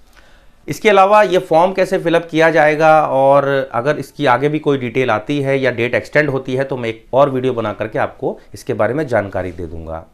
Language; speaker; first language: Hindi; native; Hindi